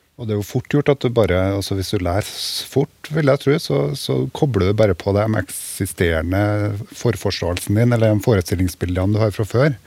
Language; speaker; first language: Norwegian; native; Norwegian